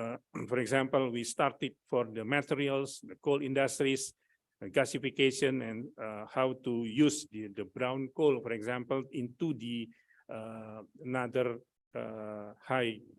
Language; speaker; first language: English; non-native, fluent; Indonesian